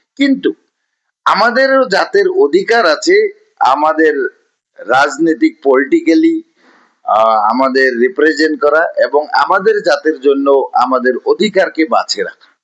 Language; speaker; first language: Bangla; native; Bangla